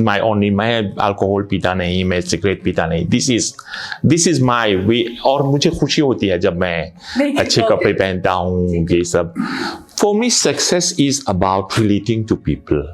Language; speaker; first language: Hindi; non-native, fluent; Morisyen